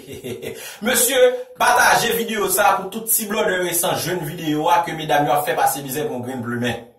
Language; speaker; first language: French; non-native, local second language; Haitian Creole